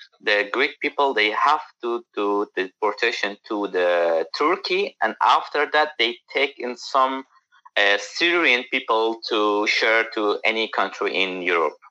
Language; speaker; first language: English; non-native, learner; Persian